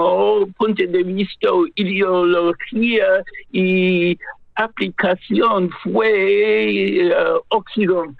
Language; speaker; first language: Spanish; non-native, fluent; English